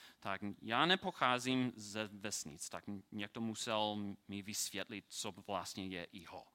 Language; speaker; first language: Czech; non-native, learner; English